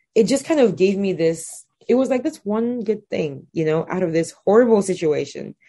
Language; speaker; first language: English; non-native, local second language; Igbo